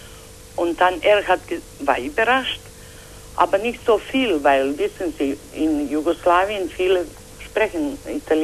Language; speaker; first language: German; non-native, fluent; Croatian